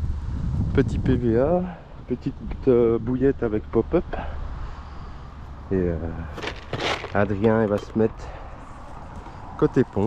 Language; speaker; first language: French; native; French